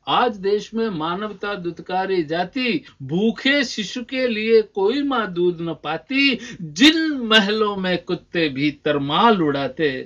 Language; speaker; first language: Hindi; non-native, local second language; Rajasthani